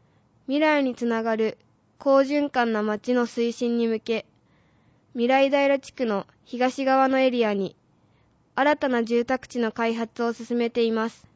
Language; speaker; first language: Japanese; native; Japanese